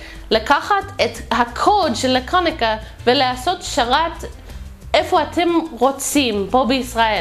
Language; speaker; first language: Hebrew; non-native, fluent; English